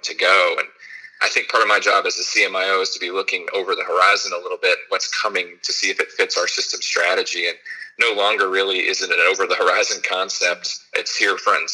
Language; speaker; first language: English; native; English